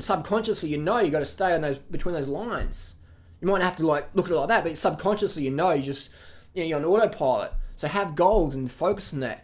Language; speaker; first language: English; native; English